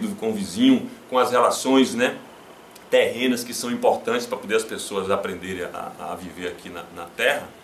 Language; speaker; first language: Portuguese; native; Portuguese